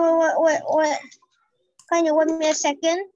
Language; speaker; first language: English; non-native, learner; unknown